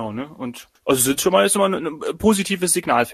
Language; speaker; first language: German; native; German